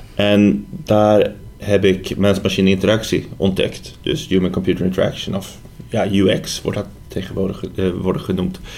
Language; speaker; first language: Dutch; non-native, fluent; Swedish